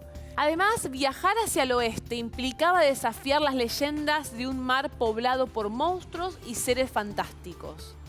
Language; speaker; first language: Spanish; native; Spanish